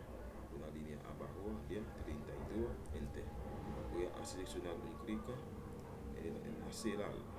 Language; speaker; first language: Spanish; non-native, learner; Haitian Creole